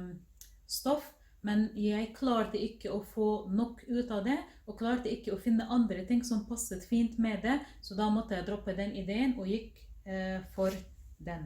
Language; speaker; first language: Norwegian; non-native, fluent; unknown